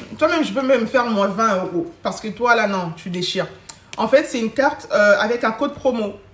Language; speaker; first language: French; early bilingual, other home language; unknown